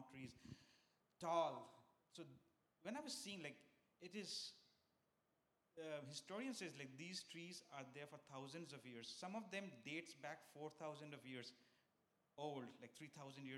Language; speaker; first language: English; non-native, local second language; Bangla